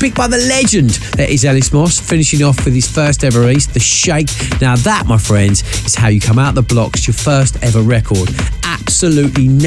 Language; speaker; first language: English; native; English